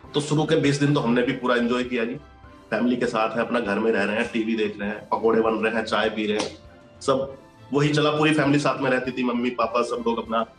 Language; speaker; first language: Hindi; native; Hindi